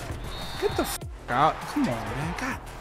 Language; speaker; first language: English; native; English